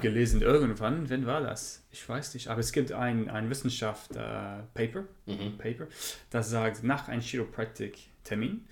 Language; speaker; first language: German; non-native, learner; English